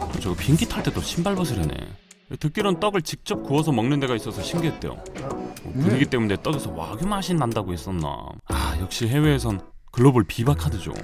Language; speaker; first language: Korean; native; Korean